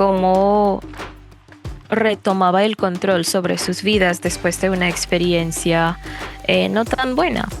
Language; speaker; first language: Spanish; non-native, fluent; English